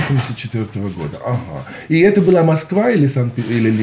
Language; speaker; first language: Russian; native; Russian